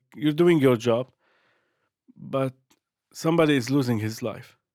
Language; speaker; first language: English; non-native, fluent; Arabic